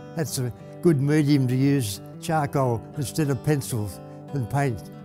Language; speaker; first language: English; native; English